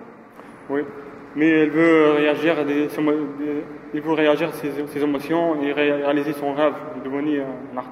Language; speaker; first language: French; non-native, learner; Arabic